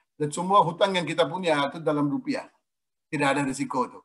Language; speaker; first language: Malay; non-native, fluent; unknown